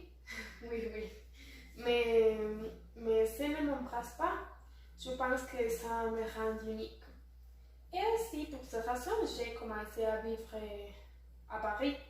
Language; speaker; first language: French; non-native, learner; Spanish